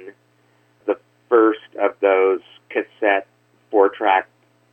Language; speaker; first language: English; native; English